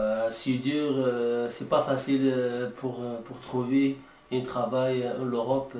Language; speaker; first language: French; non-native, learner; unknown